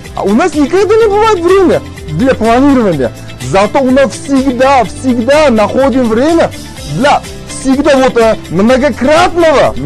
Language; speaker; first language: Russian; non-native, local second language; Uzbek